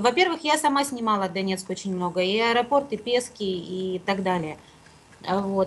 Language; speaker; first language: Russian; native; Russian